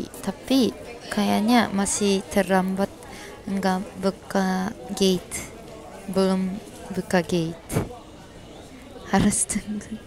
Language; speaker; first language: Indonesian; non-native, fluent; Japanese